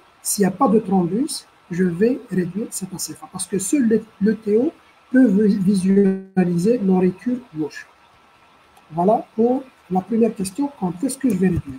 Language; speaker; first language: French; non-native, local second language; Arabic